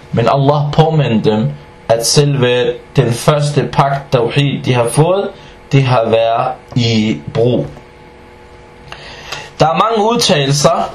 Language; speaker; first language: Danish; non-native, fluent; Arabic